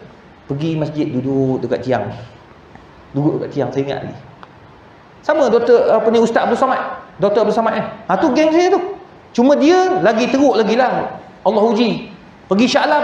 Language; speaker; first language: Malay; native; Malay